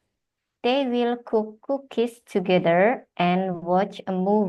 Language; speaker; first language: English; non-native, learner; Indonesian